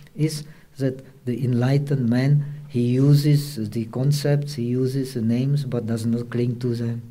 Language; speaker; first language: English; non-native, fluent; Czech